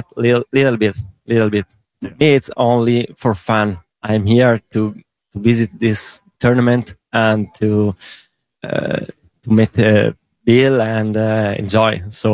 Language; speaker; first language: English; non-native, learner; Italian